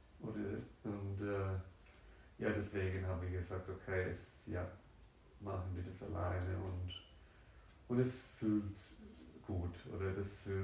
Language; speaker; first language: German; non-native, fluent; French